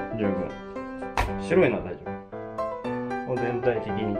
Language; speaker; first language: Japanese; native; Japanese